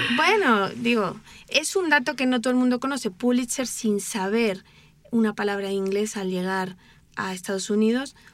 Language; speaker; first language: Spanish; native; Spanish